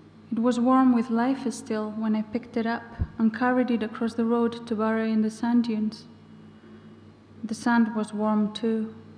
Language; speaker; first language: English; non-native, fluent; Basque